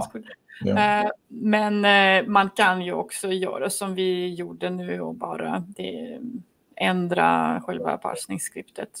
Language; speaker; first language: Swedish; non-native, fluent; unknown